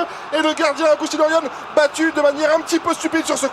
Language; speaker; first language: French; native; French